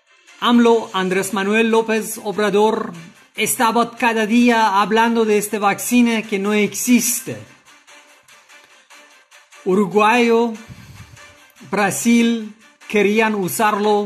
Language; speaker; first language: Spanish; non-native, fluent; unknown